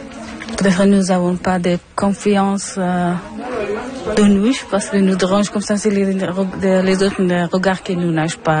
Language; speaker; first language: French; non-native, learner; Persian